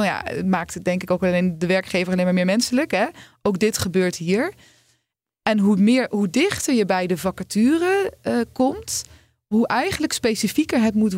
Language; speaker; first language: Dutch; native; Dutch